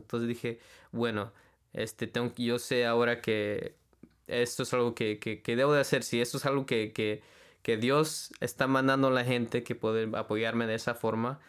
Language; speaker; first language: Spanish; early bilingual, heritage; Spanish